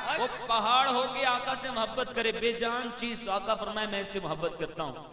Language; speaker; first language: Urdu; non-native, local second language; Punjabi